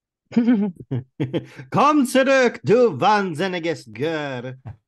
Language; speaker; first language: German; non-native, learner; English